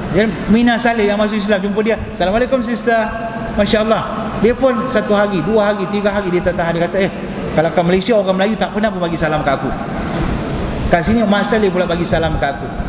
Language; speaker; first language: Malay; non-native, local second language; Tamil